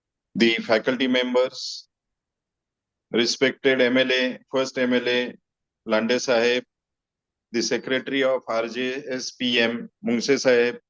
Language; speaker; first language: English; non-native, local second language; Marathi